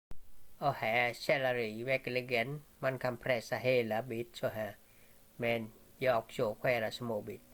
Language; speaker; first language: Swedish; non-native, learner; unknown